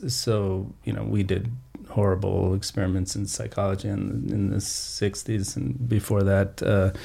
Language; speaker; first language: English; native; English